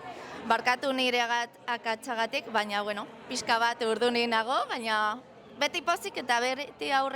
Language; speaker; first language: Basque; non-native, learner; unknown